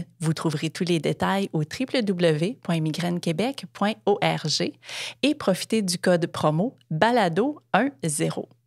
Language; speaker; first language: French; native; French